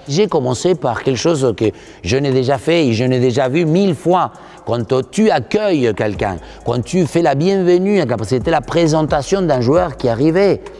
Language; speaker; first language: French; non-native, fluent; Spanish